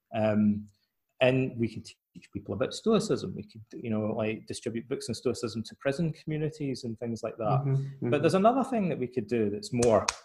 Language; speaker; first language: English; native; English